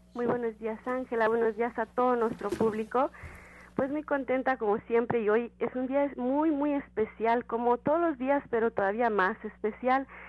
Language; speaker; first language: Spanish; non-native, fluent; Romanian